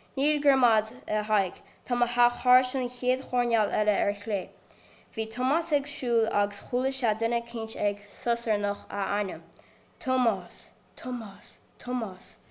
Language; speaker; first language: Irish; native; Irish